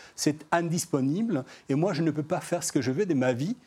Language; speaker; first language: French; non-native, fluent; Spanish